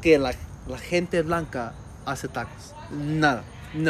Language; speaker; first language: Spanish; non-native, learner; English